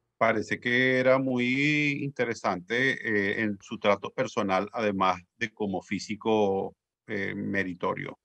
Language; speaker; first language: Spanish; native; Spanish